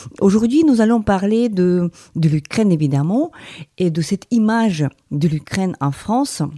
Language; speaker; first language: French; non-native, fluent; Ukrainian